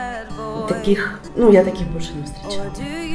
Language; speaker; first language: Russian; native; Russian